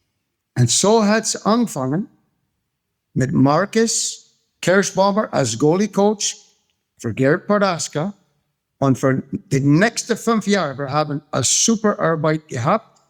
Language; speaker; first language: German; non-native, fluent; English